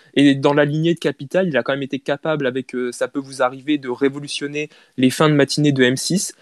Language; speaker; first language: French; native; French